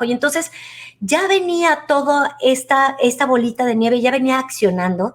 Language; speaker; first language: Spanish; native; Spanish